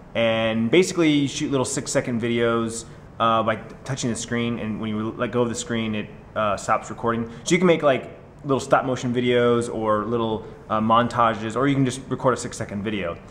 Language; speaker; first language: English; native; English